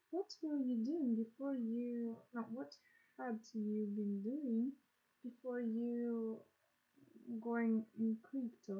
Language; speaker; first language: English; non-native, learner; Russian